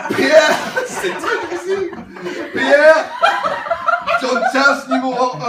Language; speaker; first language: French; non-native, learner; English